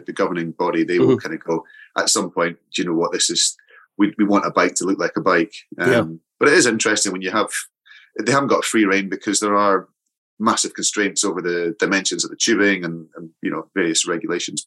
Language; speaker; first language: English; native; English